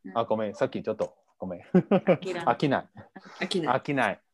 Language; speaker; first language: Japanese; non-native, fluent; Chinese